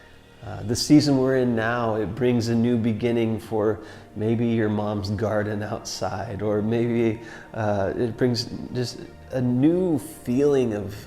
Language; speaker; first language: English; native; English